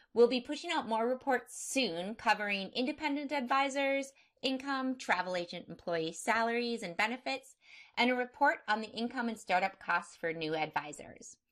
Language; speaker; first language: English; native; English